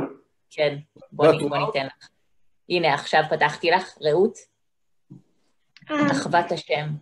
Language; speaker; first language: Hebrew; native; Hebrew